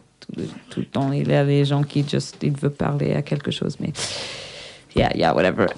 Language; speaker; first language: French; non-native, learner; English